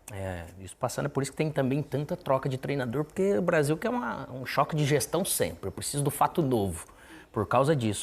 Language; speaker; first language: Portuguese; native; Portuguese